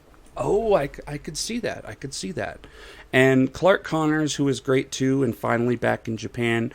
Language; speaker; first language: English; native; English